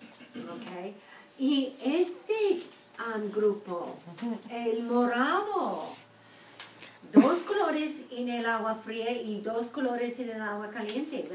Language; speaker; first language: Spanish; non-native, fluent; English